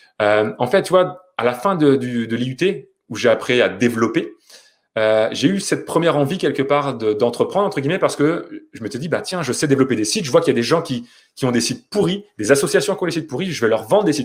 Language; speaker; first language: French; native; French